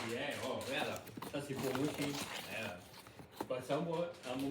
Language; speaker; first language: French; native; French